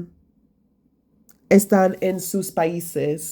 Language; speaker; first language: Spanish; non-native, learner; English